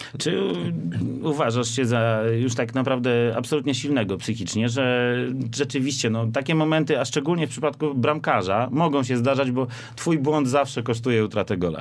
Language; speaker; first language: Polish; native; Polish